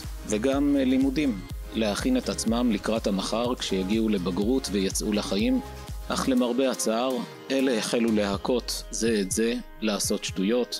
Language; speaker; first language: Hebrew; native; Hebrew